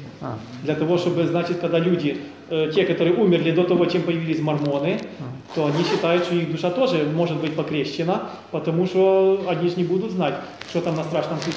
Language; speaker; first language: Russian; native; Russian